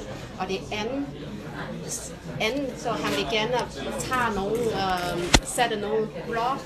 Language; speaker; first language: Danish; non-native, fluent; Chinese